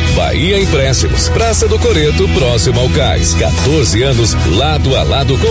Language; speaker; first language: Portuguese; native; Portuguese